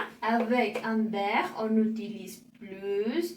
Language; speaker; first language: French; non-native, learner; Spanish